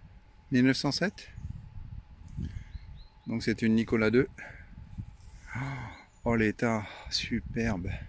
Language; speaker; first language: French; native; French